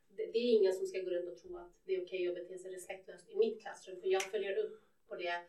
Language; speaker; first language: Swedish; early bilingual, other home language; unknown